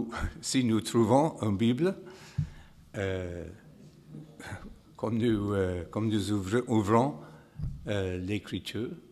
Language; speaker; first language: French; non-native, fluent; English